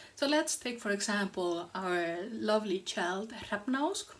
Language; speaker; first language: English; non-native, fluent; Icelandic